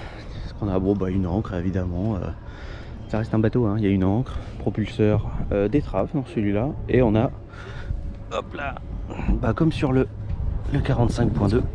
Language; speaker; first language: French; native; French